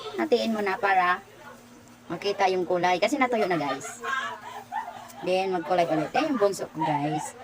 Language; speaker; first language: Filipino; non-native, local second language; Cebuano